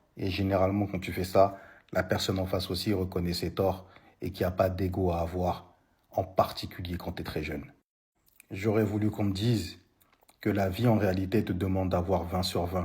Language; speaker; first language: French; native; French